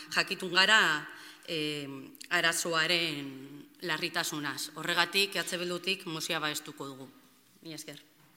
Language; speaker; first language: Basque; non-native, local second language; Spanish